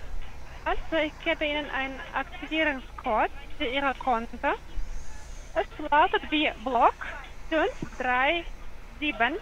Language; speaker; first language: German; non-native, learner; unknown